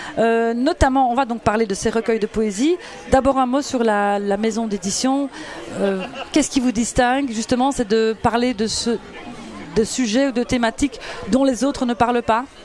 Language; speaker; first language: French; native; French